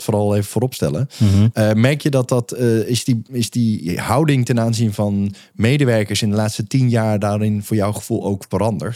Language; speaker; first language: Dutch; native; Dutch